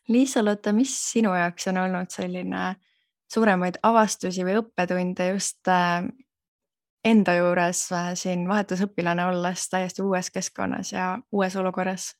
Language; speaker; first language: Estonian; native; Estonian